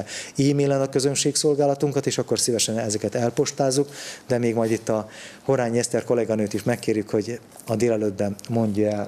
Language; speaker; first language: Hungarian; native; Hungarian